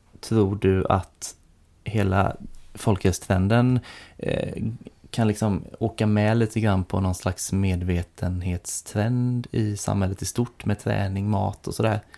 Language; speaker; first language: Swedish; native; Swedish